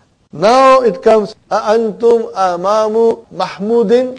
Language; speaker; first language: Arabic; non-native, fluent; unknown